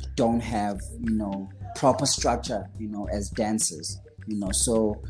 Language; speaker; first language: English; non-native, local second language; Zulu